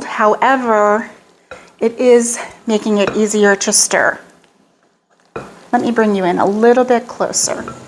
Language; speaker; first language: English; native; English